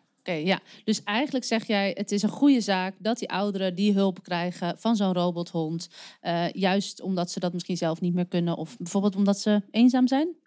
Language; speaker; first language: Dutch; native; Dutch